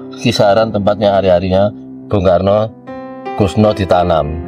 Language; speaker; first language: Indonesian; non-native, local second language; Javanese